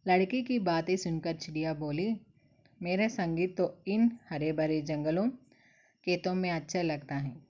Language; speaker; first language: Hindi; non-native, local second language; Telugu